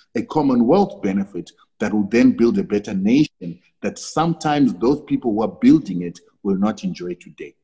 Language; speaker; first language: English; non-native, local second language; Shona